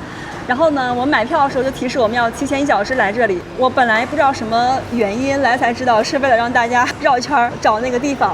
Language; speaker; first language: Chinese; native; Chinese